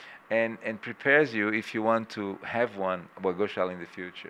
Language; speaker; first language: English; non-native, fluent; Portuguese